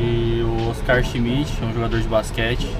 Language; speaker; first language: Portuguese; native; Portuguese